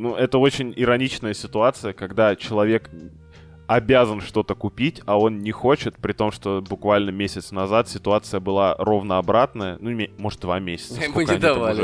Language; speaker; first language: Russian; native; Russian